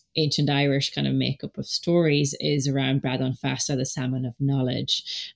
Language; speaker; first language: English; native; English